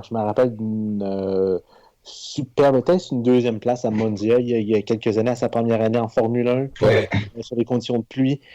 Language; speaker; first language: French; native; French